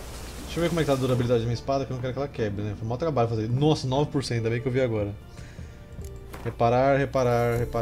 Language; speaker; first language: Portuguese; native; Portuguese